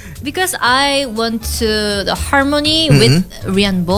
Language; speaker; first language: English; non-native, learner; Korean